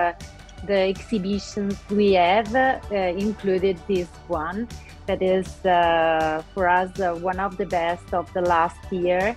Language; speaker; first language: English; non-native, local second language; Italian